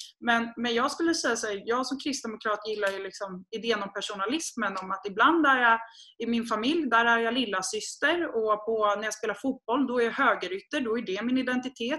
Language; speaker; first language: Swedish; native; Swedish